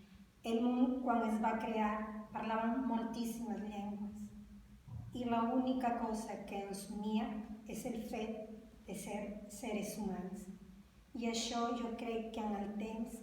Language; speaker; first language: Catalan; non-native, fluent; Spanish